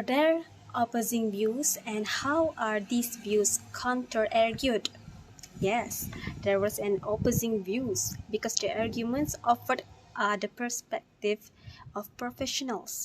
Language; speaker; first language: English; non-native, fluent; Malay